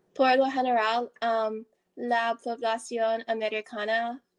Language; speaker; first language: Spanish; non-native, learner; English